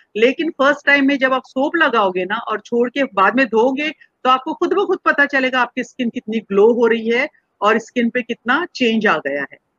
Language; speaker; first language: Hindi; non-native, local second language; Marathi